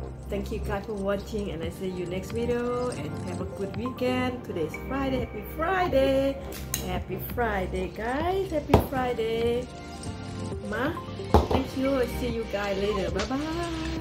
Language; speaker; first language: English; non-native, learner; Thai